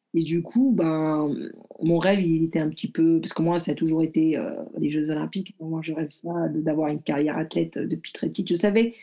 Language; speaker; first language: French; early bilingual, other home language; Arabic